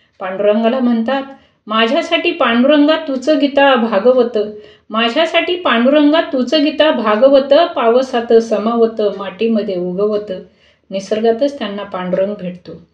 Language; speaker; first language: Marathi; native; Marathi